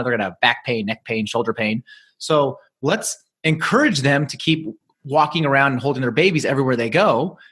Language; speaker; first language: English; native; English